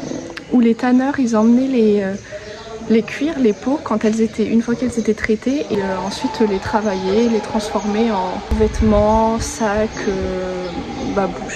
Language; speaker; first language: French; native; French